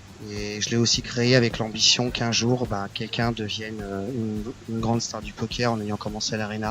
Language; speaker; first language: French; native; French